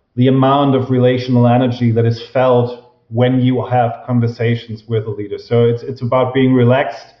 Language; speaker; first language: English; non-native, fluent; German